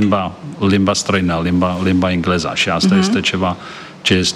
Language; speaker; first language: Romanian; non-native, fluent; Czech